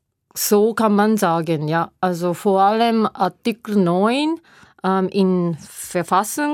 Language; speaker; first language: German; non-native, learner; Japanese